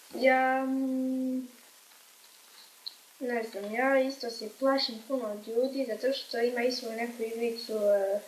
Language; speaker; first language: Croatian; early bilingual, heritage; Croatian